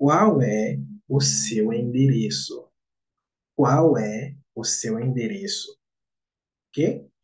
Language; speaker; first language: Portuguese; non-native, learner; Haitian Creole